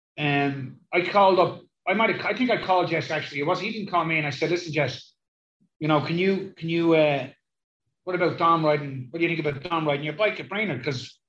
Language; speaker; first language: English; native; English